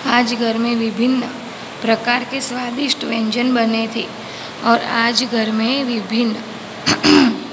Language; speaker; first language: Hindi; non-native, local second language; Gujarati